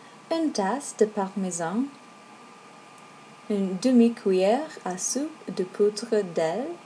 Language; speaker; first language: French; non-native, learner; English